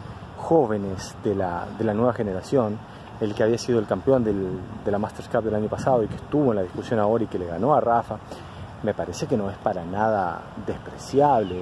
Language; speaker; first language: Spanish; native; Spanish